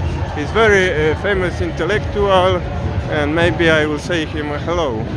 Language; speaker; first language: English; non-native, fluent; Polish